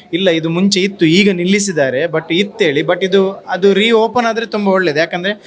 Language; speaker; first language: Kannada; non-native, local second language; Tulu